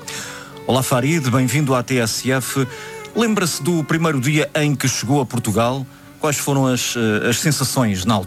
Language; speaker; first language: Portuguese; native; Portuguese